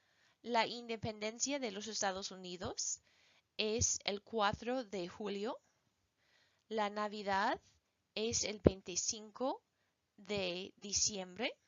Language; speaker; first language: Spanish; non-native, fluent; English